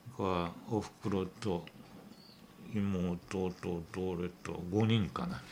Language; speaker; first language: Japanese; native; Japanese